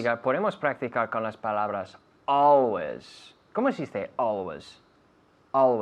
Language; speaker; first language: Spanish; non-native, fluent; English